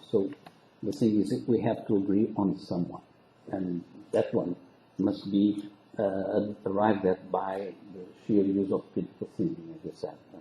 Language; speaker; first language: English; non-native, local second language; Portuguese